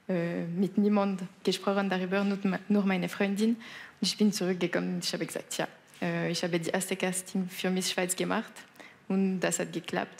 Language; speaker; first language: German; non-native, local second language; French